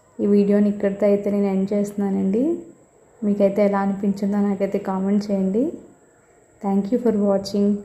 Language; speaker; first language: Telugu; native; Telugu